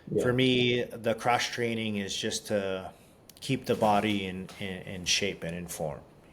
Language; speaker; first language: English; native; English